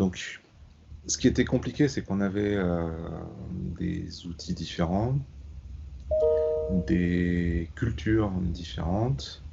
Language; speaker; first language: French; native; French